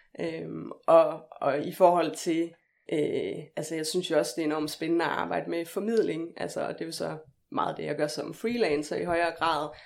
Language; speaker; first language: Danish; native; Danish